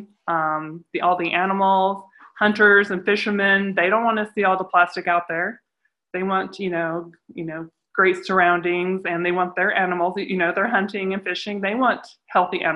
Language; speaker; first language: English; native; English